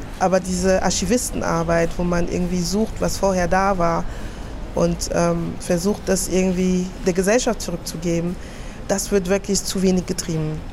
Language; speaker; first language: German; early bilingual, other home language; French